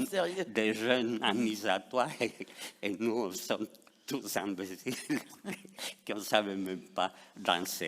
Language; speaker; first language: French; non-native, fluent; Spanish